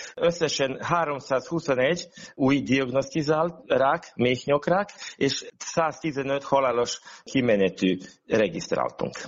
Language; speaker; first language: Hungarian; non-native, local second language; Serbian